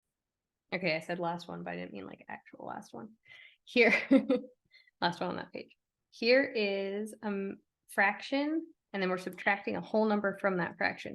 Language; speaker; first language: English; native; English